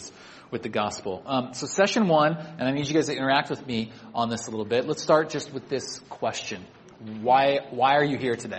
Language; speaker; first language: English; native; English